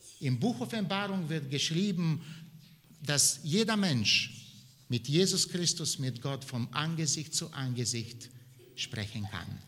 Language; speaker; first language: German; non-native, fluent; Bulgarian